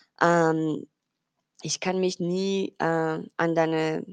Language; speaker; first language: German; non-native, fluent; Spanish